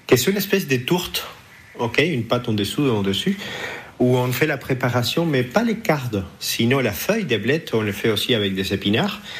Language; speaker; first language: French; non-native, fluent; Spanish